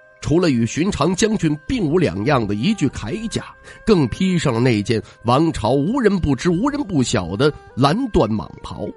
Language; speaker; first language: Chinese; native; Chinese